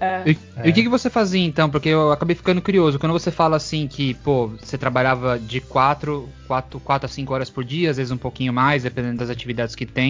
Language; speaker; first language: Portuguese; native; Portuguese